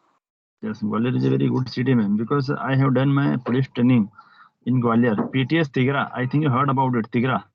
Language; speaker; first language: English; non-native, local second language; Hindi